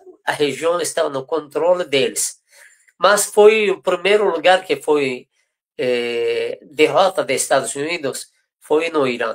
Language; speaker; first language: Portuguese; non-native, fluent; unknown